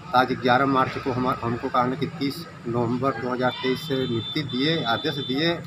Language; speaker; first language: Hindi; native; Hindi